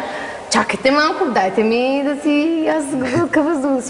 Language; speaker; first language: Bulgarian; native; Bulgarian